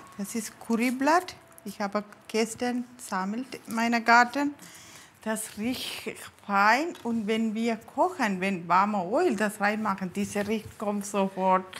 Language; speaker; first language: German; non-native, learner; Tamil